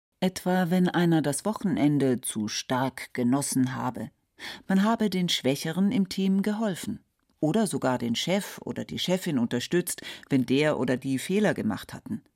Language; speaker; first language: German; native; German